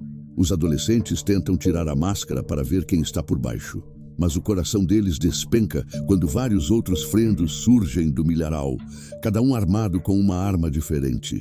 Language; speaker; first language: Portuguese; native; Portuguese